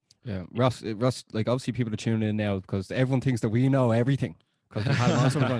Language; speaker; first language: English; native; English